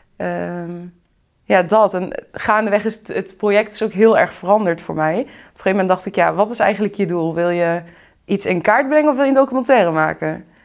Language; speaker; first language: Dutch; early bilingual, other home language; Arabic